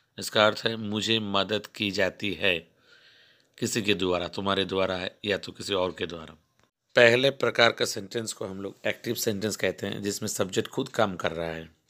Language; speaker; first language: Hindi; non-native, local second language; Bangla